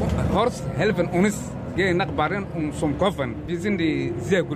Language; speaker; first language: German; non-native, learner; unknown